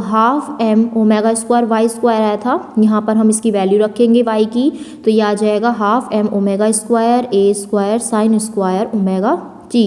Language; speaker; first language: Hindi; native; Hindi